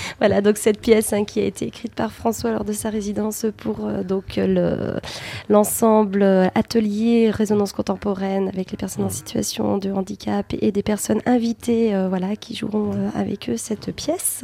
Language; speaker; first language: French; native; French